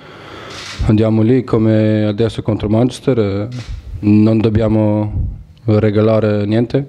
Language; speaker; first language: Italian; non-native, fluent; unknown